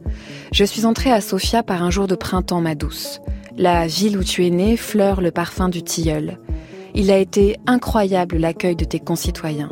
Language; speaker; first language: French; native; French